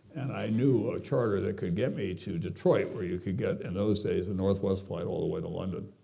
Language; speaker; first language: English; native; English